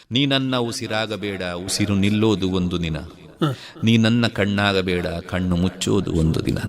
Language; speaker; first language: Kannada; native; Kannada